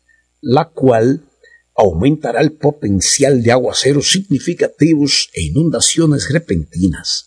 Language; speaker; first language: Spanish; native; Spanish